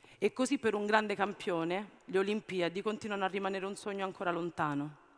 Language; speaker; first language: Italian; early bilingual, other home language; Amharic